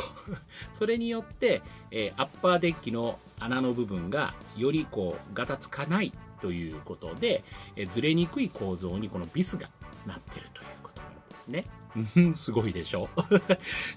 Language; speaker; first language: Japanese; native; Japanese